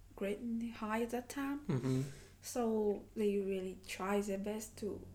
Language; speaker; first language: English; non-native, learner; Vietnamese